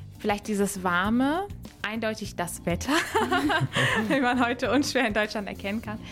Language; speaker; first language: German; native; German